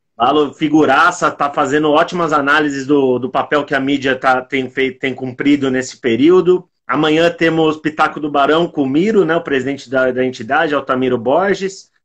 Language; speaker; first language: Portuguese; native; Portuguese